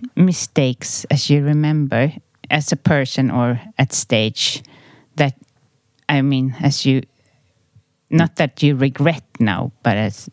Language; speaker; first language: English; non-native, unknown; Swedish